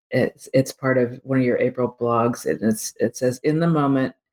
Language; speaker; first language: English; native; English